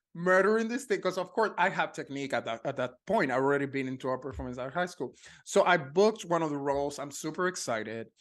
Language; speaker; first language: English; non-native, fluent; Spanish